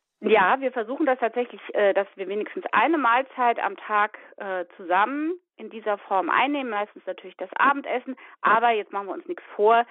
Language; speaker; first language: German; native; German